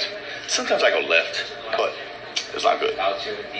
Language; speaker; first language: English; native; English